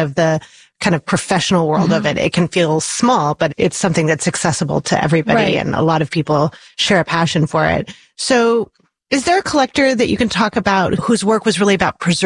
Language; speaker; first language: English; native; English